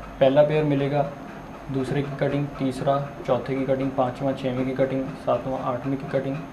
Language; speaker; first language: Hindi; non-native, local second language; Punjabi